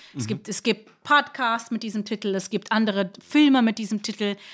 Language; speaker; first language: German; non-native, fluent; English